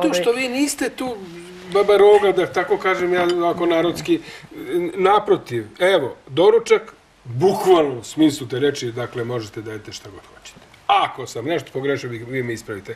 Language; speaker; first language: Croatian; native; Croatian